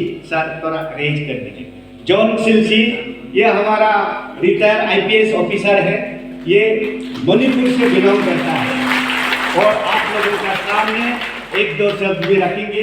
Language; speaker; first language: Hindi; non-native, local second language; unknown